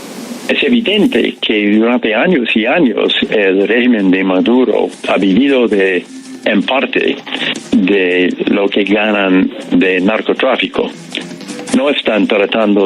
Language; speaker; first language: Spanish; non-native, fluent; English